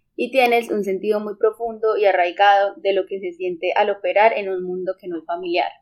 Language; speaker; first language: Spanish; native; Spanish